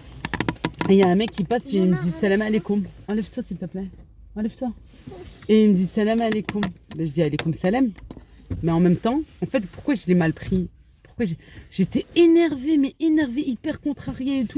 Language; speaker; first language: French; native; French